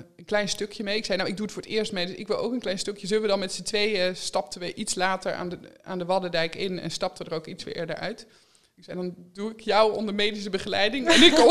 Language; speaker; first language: Dutch; native; Dutch